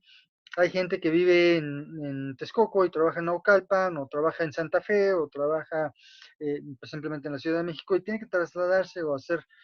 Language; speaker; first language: Spanish; native; Spanish